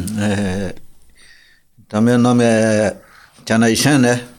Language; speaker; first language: Portuguese; non-native, local second language; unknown